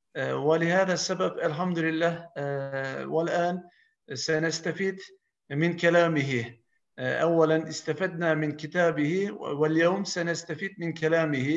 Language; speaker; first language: Arabic; non-native, fluent; Turkish